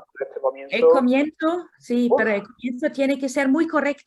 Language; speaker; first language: Spanish; non-native, fluent; German